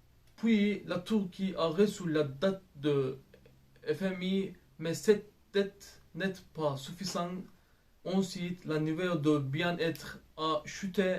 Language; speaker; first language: French; non-native, learner; Turkish